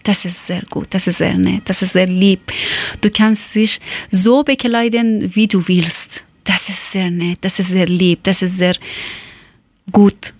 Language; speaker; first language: German; non-native, learner; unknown